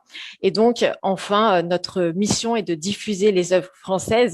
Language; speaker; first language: French; native; French